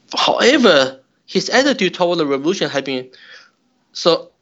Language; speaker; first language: English; non-native, fluent; Chinese